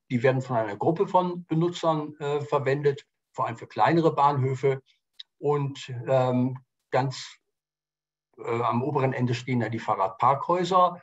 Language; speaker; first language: German; native; German